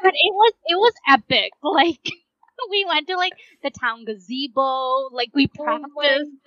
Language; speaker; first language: English; native; English